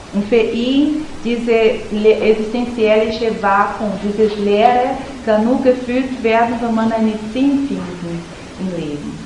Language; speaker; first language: German; non-native, learner; Portuguese